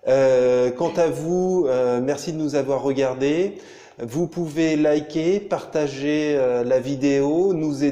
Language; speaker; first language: French; native; French